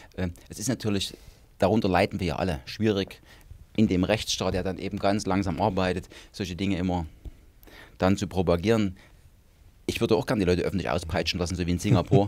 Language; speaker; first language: German; native; German